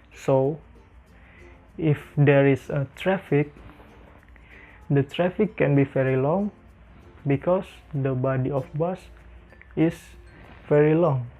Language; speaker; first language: English; non-native, learner; Indonesian